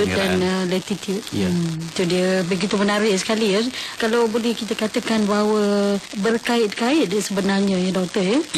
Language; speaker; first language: Malay; native; Malay